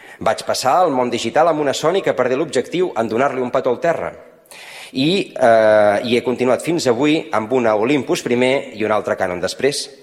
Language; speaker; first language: Catalan; native; Catalan